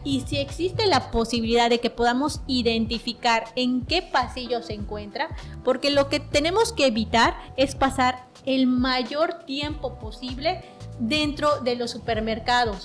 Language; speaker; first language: Spanish; native; Spanish